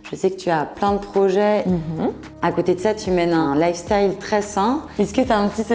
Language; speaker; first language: French; native; French